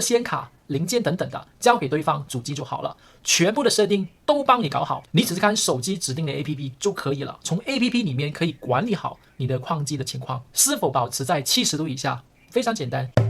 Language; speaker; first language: Chinese; early bilingual, heritage; Chinese